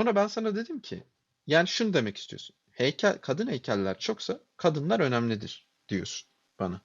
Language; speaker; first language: Turkish; native; Turkish